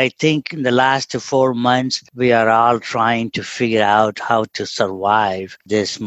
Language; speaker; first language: English; non-native, local second language; Tamil